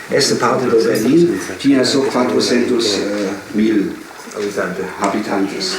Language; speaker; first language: Portuguese; non-native, fluent; German